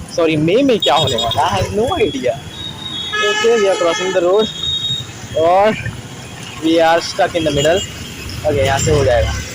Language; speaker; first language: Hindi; non-native, local second language; Marathi